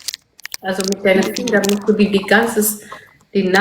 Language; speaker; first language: German; non-native, learner; Amharic